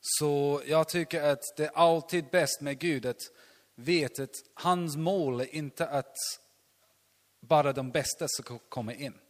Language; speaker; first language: Swedish; non-native, learner; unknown